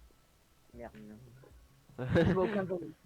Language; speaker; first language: French; native; French